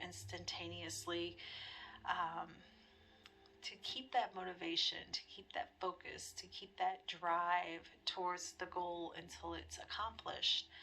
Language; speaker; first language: English; native; English